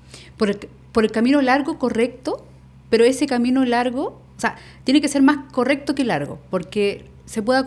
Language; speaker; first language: Spanish; native; Spanish